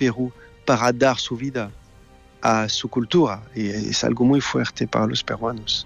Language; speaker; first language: Spanish; non-native, learner; French